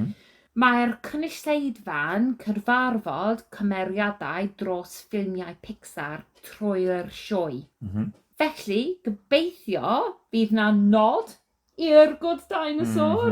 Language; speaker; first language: Welsh; non-native, learner; English